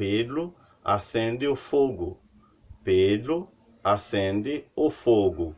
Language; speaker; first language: Portuguese; non-native, learner; Haitian Creole